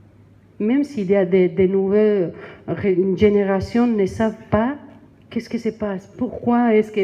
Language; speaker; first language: French; non-native, learner; Spanish